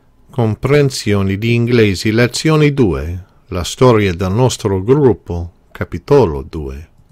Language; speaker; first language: Italian; non-native, fluent; English